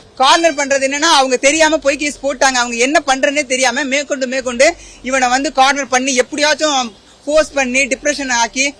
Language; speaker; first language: Tamil; native; Tamil